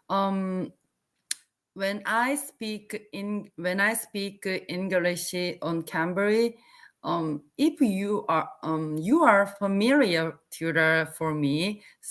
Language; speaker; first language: English; non-native, learner; Korean